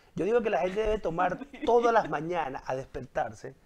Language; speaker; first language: Spanish; native; Spanish